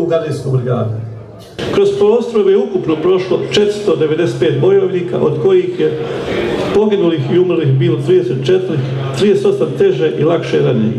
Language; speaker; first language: Croatian; native; Croatian